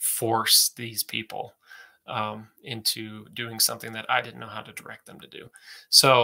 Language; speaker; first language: English; native; English